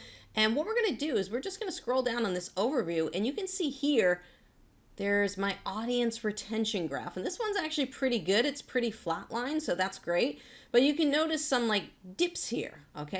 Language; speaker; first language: English; native; English